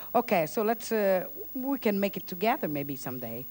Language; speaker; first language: English; non-native, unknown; Italian